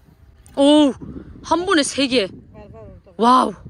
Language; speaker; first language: Korean; non-native, fluent; Turkish